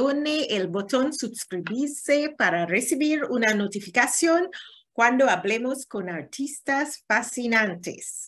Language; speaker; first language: Spanish; non-native, learner; English